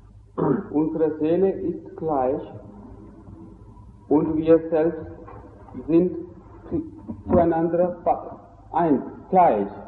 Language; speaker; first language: German; non-native, fluent; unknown